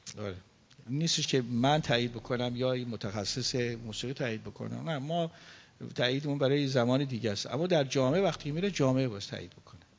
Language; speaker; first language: Persian; native; Persian